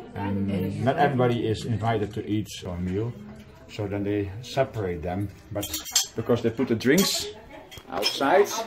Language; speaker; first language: English; non-native, fluent; Dutch